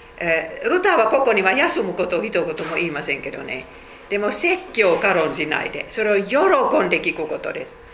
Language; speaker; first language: Japanese; non-native, fluent; Finnish